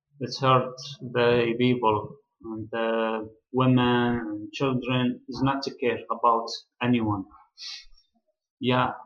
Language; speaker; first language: English; non-native, learner; Arabic